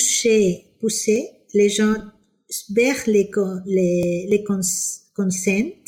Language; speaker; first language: French; non-native, fluent; Spanish